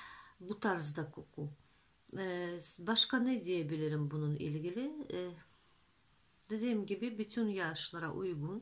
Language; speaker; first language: Turkish; non-native, fluent; Russian